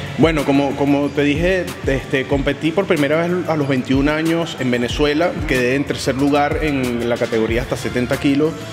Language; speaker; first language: Spanish; native; Spanish